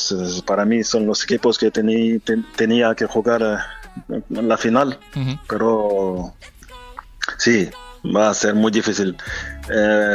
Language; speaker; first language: Spanish; non-native, fluent; French